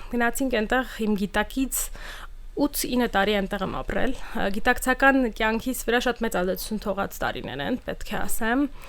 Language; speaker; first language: Armenian; early bilingual, heritage; Armenian